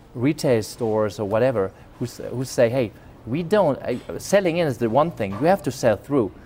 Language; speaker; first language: English; non-native, fluent; German